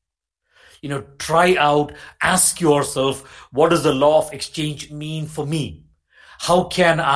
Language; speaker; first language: English; non-native, local second language; Malayalam